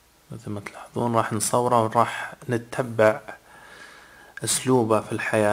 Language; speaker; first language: Arabic; native; Arabic